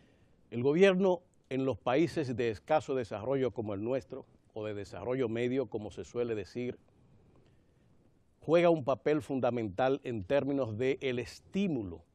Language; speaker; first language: Spanish; native; Spanish